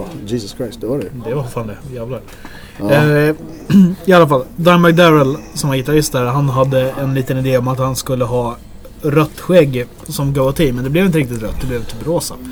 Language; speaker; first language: Swedish; native; Swedish